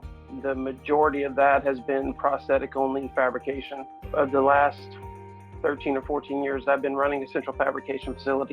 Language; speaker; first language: English; native; English